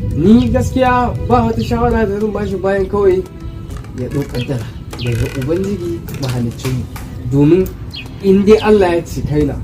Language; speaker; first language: Hausa; native; Hausa